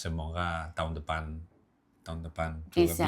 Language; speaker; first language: Indonesian; non-native, learner; Catalan